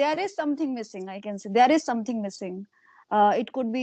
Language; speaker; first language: English; non-native, local second language; Hindi